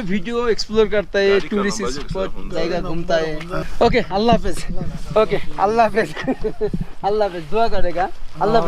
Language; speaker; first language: Hindi; non-native, learner; Bangla